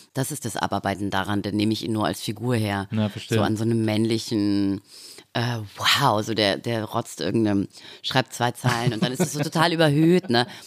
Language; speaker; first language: German; native; German